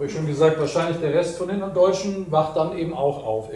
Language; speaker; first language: German; native; German